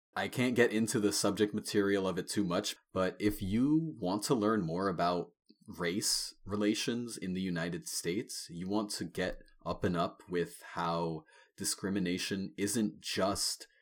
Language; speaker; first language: English; native; English